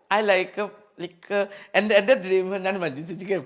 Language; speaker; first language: Malayalam; non-native, fluent; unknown